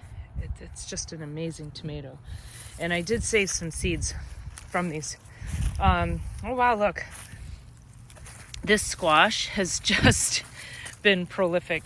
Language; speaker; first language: English; native; English